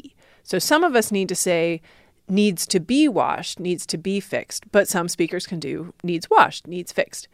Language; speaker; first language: English; native; English